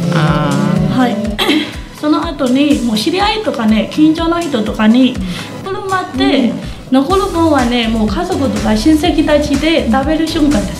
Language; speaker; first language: Japanese; non-native, fluent; Burmese